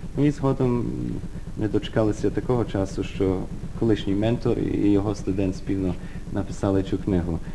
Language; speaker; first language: Ukrainian; early bilingual, heritage; Ukrainian